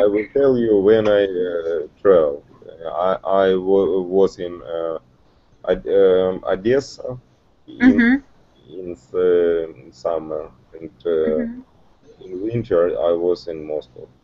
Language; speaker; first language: English; non-native, learner; Russian